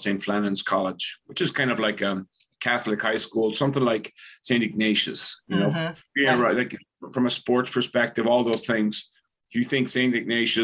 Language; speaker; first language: English; native; English